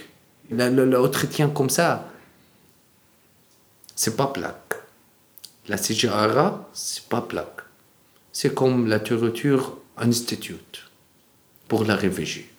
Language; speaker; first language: French; non-native, learner; Arabic